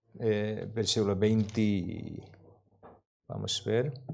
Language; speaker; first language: Spanish; non-native, learner; Korean